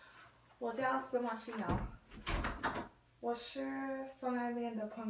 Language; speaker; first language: Chinese; non-native, learner; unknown